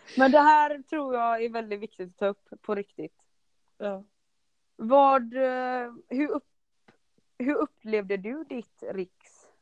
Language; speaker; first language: Swedish; early bilingual, other home language; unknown